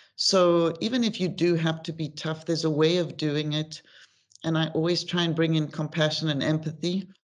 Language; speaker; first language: English; native; English